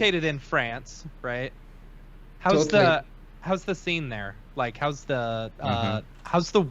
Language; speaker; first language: English; native; English